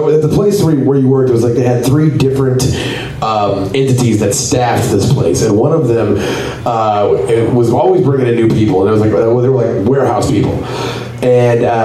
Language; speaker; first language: English; native; English